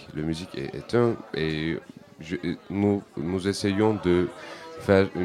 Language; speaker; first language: French; non-native, learner; Turkish